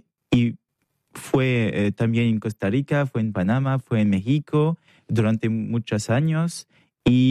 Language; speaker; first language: Spanish; non-native, learner; French